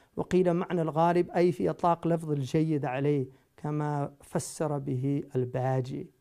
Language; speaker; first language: Arabic; non-native, fluent; English